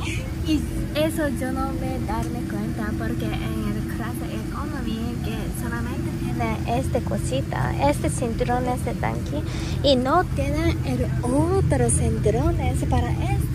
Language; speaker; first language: Spanish; non-native, learner; Japanese